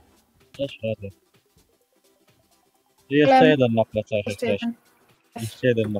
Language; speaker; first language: Polish; native; Polish